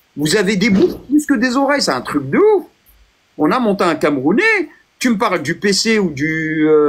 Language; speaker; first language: French; early bilingual, other home language; Arabic